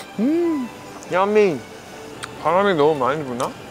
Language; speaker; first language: Korean; native; Korean